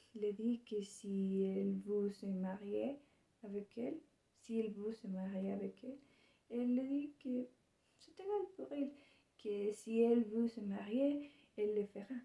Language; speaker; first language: French; non-native, learner; Spanish